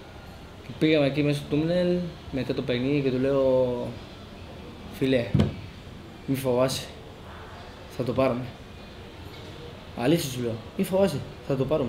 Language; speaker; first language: Greek; non-native, fluent; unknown